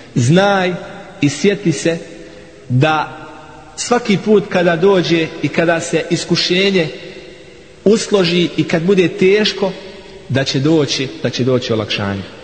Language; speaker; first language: Bosnian; non-native, fluent; Arabic